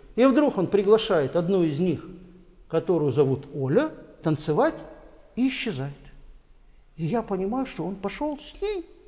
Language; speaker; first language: Russian; native; Russian